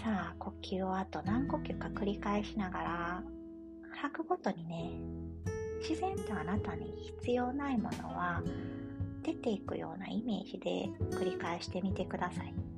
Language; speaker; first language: Japanese; native; Japanese